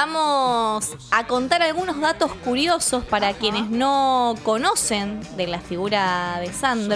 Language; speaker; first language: Spanish; native; Spanish